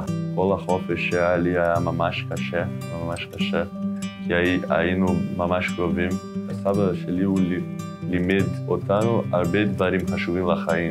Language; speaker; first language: Hebrew; non-native, learner; Portuguese